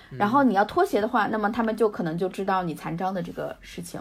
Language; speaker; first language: Chinese; native; Chinese